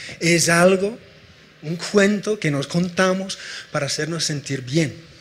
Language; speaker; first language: Spanish; non-native, fluent; English